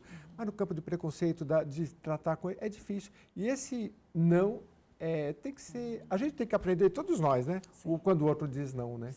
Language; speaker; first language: Portuguese; native; Portuguese